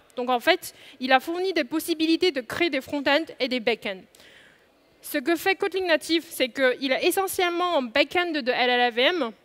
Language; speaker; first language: French; non-native, fluent; Chinese